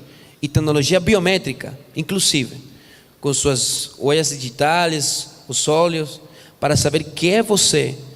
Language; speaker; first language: Portuguese; non-native, fluent; Spanish